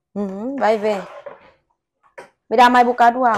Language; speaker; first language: Portuguese; non-native, learner; Vietnamese